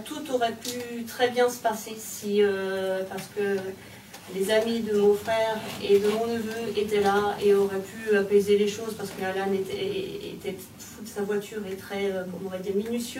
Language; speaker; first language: French; native; French